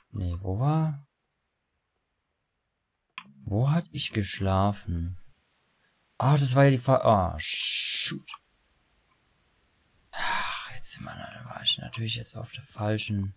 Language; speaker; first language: German; native; German